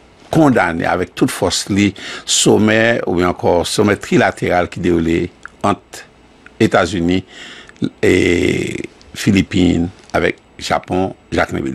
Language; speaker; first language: French; early bilingual, heritage; Haitian Creole